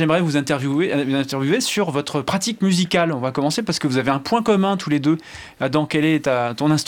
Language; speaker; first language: French; native; French